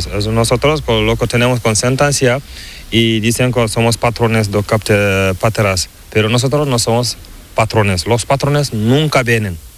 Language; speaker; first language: Spanish; non-native, learner; Fula